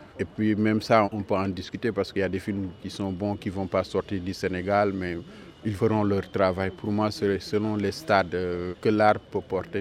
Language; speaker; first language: French; non-native, local second language; Wolof